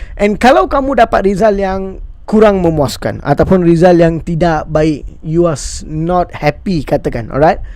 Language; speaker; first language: Malay; non-native, local second language; Tamil